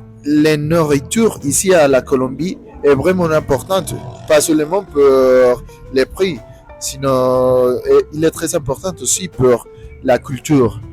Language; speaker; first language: French; non-native, learner; Spanish